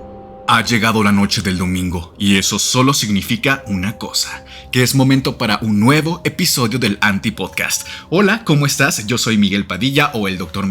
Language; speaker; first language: Spanish; native; Spanish